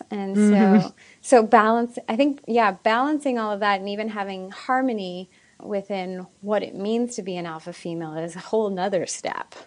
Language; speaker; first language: English; native; English